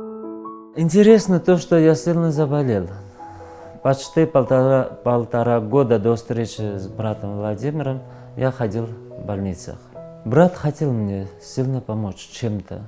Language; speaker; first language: Russian; non-native, fluent; Georgian